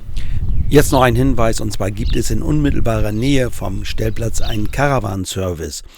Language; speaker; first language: German; native; German